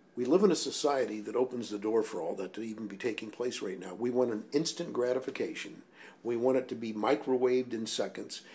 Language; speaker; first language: English; native; English